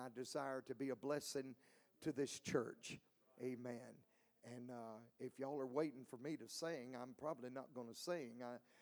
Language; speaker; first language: English; native; English